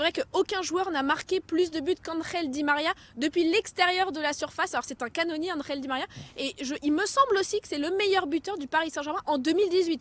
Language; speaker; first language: French; native; French